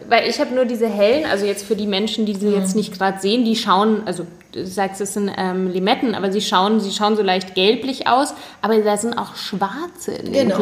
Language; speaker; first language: German; native; German